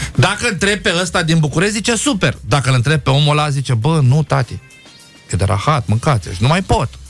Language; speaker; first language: Romanian; non-native, local second language; Romany